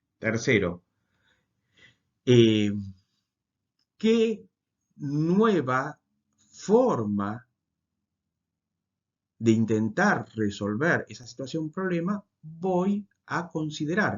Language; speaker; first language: Spanish; native; Spanish